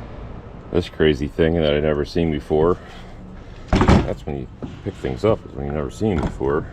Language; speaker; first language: English; native; English